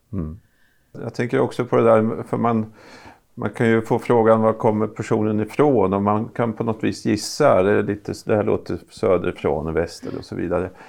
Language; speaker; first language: Swedish; native; Swedish